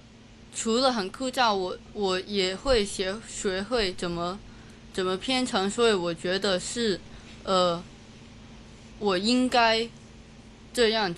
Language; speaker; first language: Chinese; non-native, local second language; Cantonese